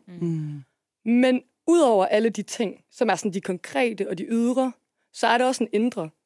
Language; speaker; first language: Danish; native; Danish